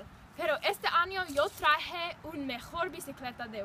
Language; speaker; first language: Spanish; non-native, learner; English